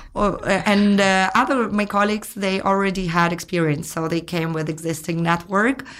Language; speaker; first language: English; non-native, fluent; Ukrainian